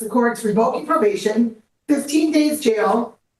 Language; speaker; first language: English; native; English